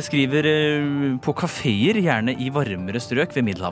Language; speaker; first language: Norwegian; native; Norwegian